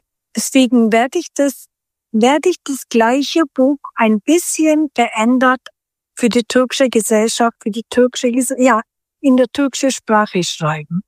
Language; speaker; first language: German; non-native, fluent; Turkish